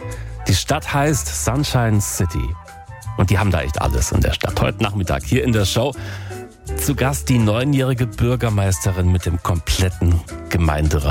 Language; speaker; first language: German; native; German